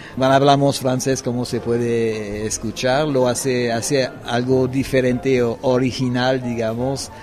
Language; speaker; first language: Spanish; non-native, fluent; French